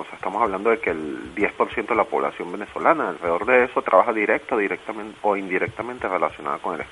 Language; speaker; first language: Spanish; native; Spanish